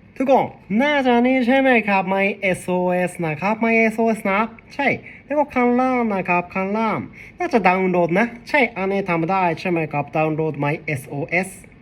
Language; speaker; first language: Thai; non-native, learner; Japanese